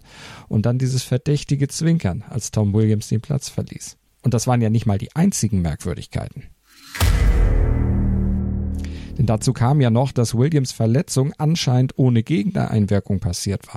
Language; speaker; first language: German; native; German